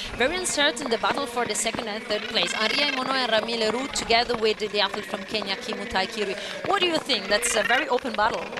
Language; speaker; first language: English; non-native, fluent; Italian